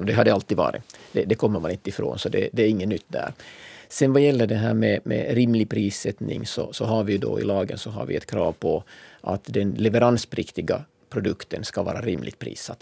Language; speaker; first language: Swedish; native; Swedish